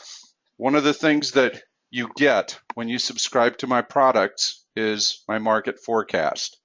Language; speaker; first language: English; native; English